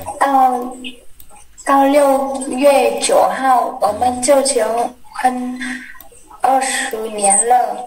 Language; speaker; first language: Chinese; non-native, learner; Vietnamese